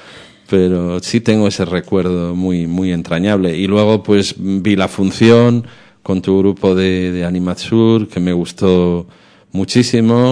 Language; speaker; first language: Spanish; native; Spanish